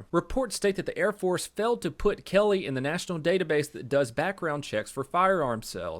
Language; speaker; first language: English; native; English